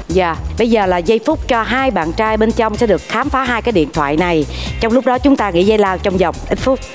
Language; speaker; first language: Vietnamese; native; Vietnamese